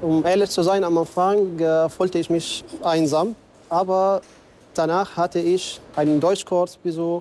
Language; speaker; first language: German; non-native, fluent; Arabic